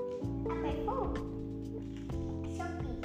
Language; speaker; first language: English; non-native, learner; Indonesian